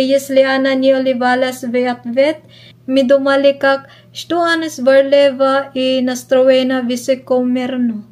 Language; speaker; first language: Russian; non-native, learner; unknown